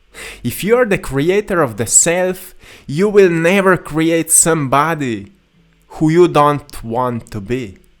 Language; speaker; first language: English; non-native, fluent; Slovenian